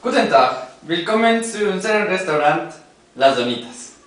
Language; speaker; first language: German; non-native, learner; Spanish